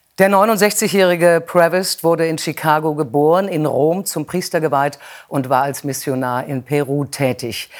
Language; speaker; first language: German; native; German